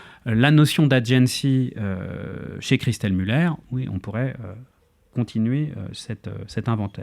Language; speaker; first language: French; native; French